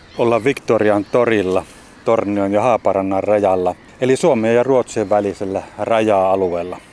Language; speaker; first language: Finnish; native; Finnish